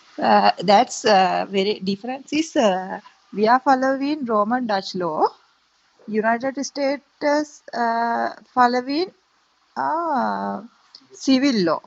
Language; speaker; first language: English; non-native, learner; Sinhala